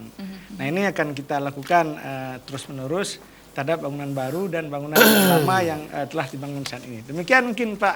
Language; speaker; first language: Malay; native; Malay